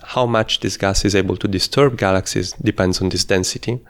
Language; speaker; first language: English; non-native, fluent; Italian